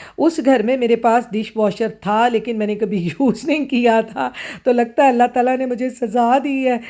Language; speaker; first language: Urdu; non-native, local second language; Punjabi